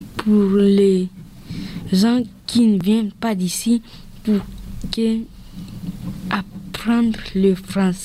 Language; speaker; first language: French; non-native, learner; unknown